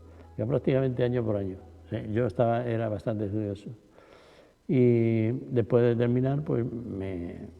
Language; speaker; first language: Spanish; native; Spanish